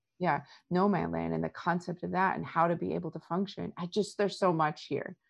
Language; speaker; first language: English; native; English